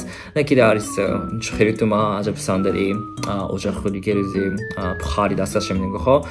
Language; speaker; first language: Georgian; non-native, fluent; Japanese